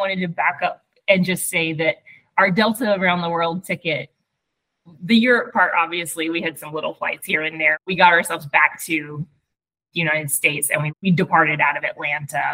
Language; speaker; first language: English; native; English